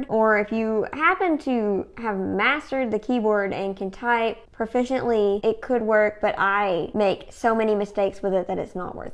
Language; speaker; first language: English; native; English